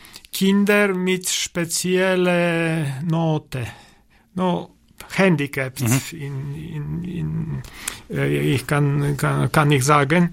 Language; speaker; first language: German; non-native, learner; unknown